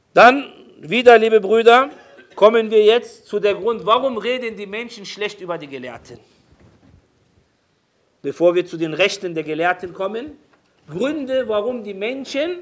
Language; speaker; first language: German; non-native, fluent; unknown